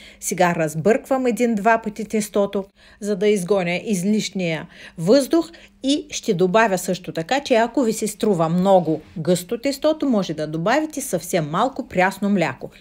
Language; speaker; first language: Bulgarian; non-native, fluent; Russian